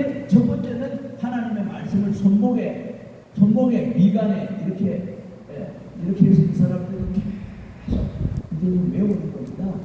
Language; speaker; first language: Korean; native; Korean